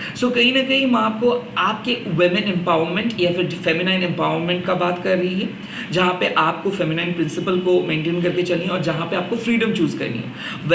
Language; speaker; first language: Hindi; non-native, local second language; Bangla